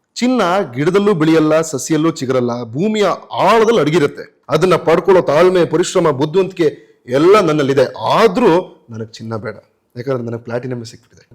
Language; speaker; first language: Kannada; native; Kannada